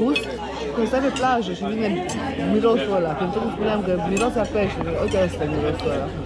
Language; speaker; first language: Romanian; native; Romanian